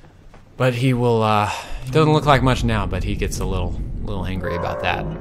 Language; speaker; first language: English; native; English